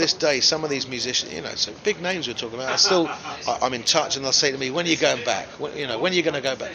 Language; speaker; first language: English; native; English